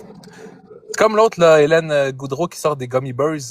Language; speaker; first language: French; native; French